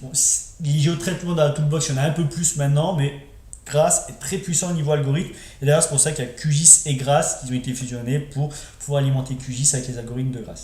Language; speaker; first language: French; native; French